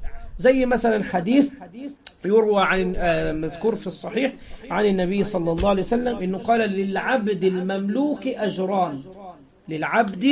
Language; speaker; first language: Arabic; native; Arabic